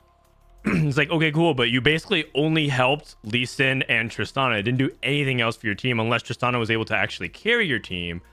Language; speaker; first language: English; native; English